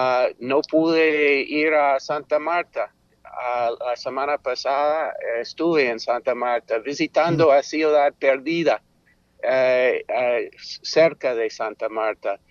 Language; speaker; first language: Spanish; non-native, fluent; English